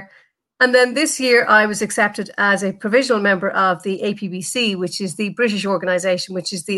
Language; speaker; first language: English; native; English